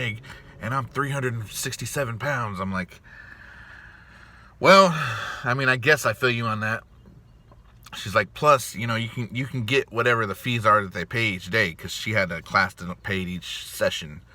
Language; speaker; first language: English; native; English